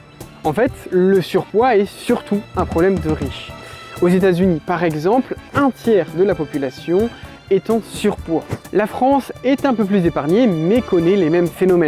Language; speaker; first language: French; native; French